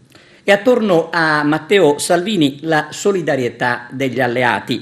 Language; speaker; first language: Italian; native; Italian